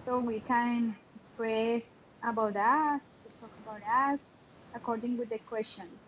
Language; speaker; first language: English; non-native, learner; Spanish